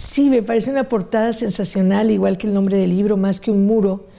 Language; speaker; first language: Spanish; native; Spanish